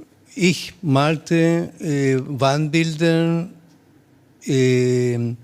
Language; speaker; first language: German; non-native, learner; Spanish